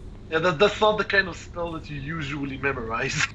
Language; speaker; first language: English; native; English